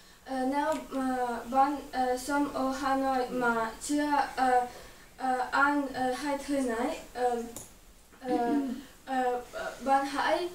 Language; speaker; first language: Vietnamese; non-native, learner; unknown